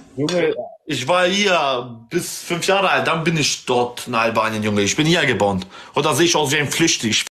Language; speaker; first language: German; early bilingual, other home language; Albanian